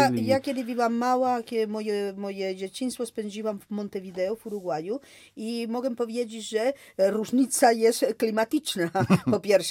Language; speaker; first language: Polish; non-native, fluent; Spanish